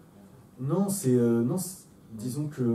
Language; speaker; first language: French; native; French